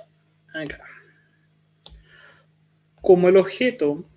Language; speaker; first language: Spanish; native; Spanish